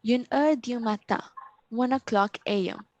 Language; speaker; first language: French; non-native, learner; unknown